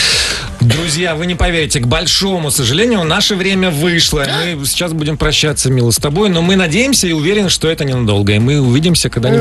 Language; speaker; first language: Russian; native; Russian